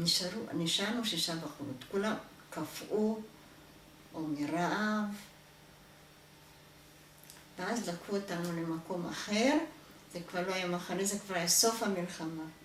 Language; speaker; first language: Hebrew; non-native, fluent; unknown